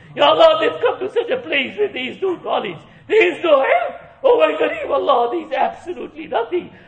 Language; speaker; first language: English; native; English